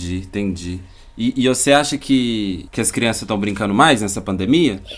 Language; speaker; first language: Portuguese; native; Portuguese